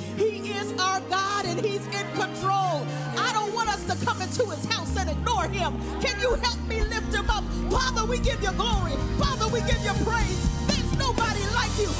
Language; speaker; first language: English; native; English